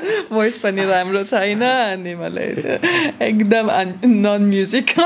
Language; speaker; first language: Nepali; non-native, learner; German